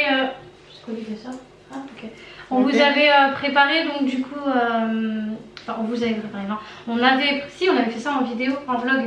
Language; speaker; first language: French; native; French